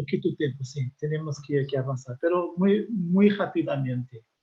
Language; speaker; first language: Spanish; non-native, learner; Portuguese